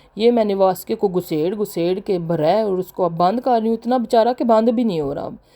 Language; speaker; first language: Urdu; non-native, local second language; Punjabi